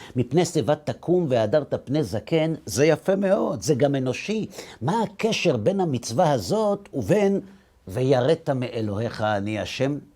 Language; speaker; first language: Hebrew; native; Hebrew